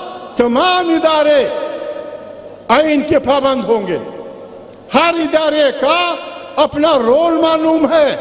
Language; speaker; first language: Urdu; non-native, local second language; Pashto